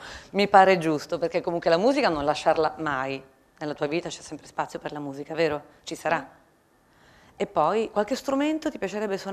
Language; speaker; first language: Italian; native; Italian